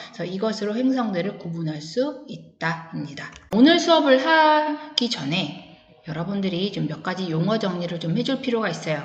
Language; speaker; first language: Korean; native; Korean